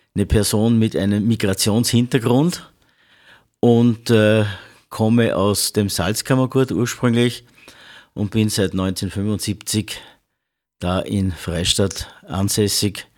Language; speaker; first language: German; native; German